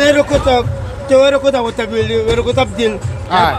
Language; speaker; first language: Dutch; non-native, local second language; Sranan Tongo